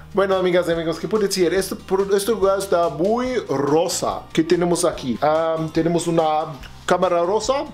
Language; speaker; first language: Spanish; non-native, fluent; German